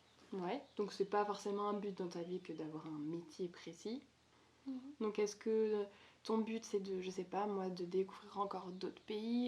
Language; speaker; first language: French; native; French